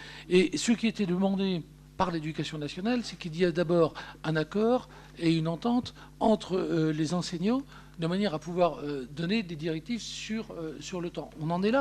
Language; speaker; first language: French; native; French